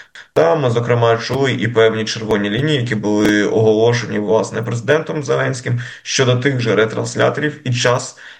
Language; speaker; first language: Ukrainian; native; Ukrainian